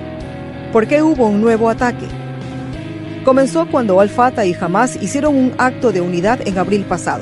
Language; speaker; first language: Spanish; native; Spanish